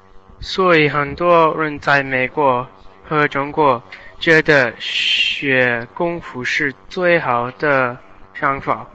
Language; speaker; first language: Chinese; non-native, learner; English